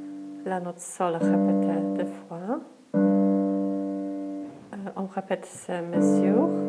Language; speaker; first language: French; non-native, fluent; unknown